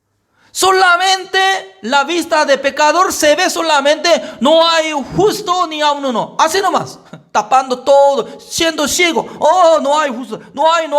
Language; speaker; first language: Spanish; non-native, fluent; Korean